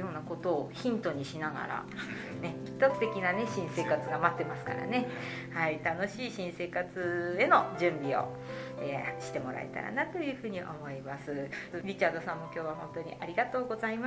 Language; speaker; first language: Japanese; native; Japanese